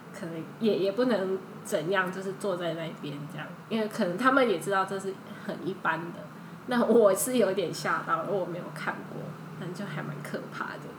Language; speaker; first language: Chinese; early bilingual, heritage; Chinese